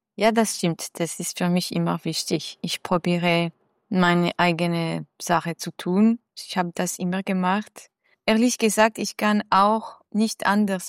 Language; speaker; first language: German; non-native, learner; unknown